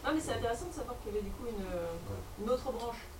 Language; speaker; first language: French; native; French